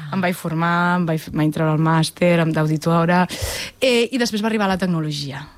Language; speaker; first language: Catalan; native; Catalan